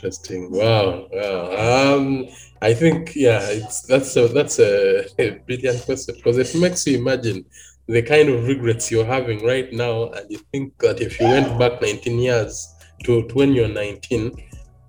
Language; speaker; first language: English; non-native, local second language; Ganda